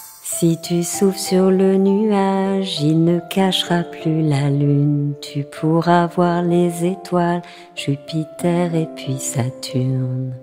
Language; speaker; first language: French; native; French